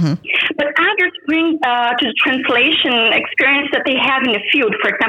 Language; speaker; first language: English; non-native, fluent; Portuguese